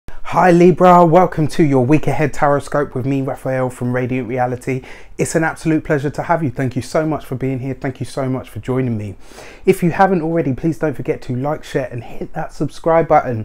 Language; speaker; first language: English; native; English